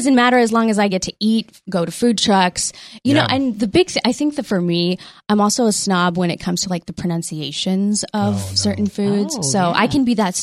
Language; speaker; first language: English; early bilingual, other home language; Spanish